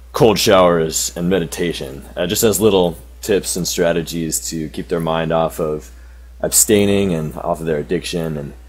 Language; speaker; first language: English; native; English